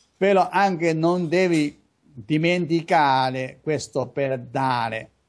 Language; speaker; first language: Italian; non-native, learner; Chinese